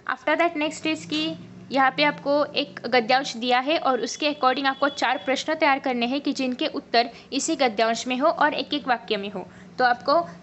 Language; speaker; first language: Hindi; non-native, local second language; Marathi